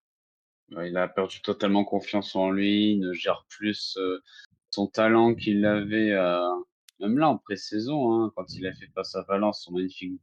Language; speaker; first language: French; native; French